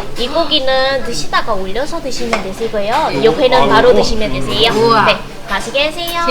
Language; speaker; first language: Korean; non-native, fluent; Vietnamese